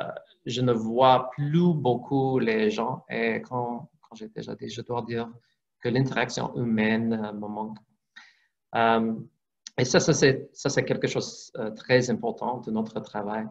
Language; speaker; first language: French; non-native, fluent; English